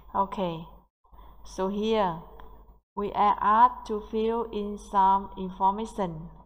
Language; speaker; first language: English; non-native, learner; Vietnamese